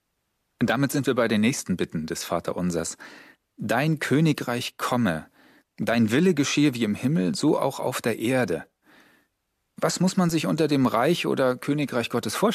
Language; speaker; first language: German; native; German